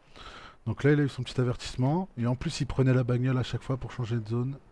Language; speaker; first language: French; native; French